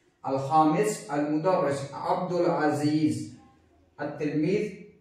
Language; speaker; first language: Arabic; non-native, fluent; Urdu